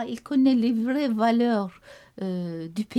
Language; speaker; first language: French; non-native, fluent; Turkish